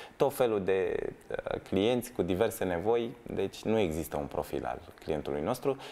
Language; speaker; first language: Romanian; native; Romanian